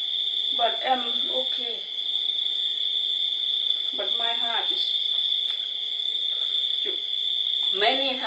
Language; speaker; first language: English; non-native, learner; Thai